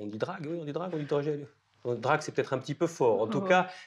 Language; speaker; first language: French; native; French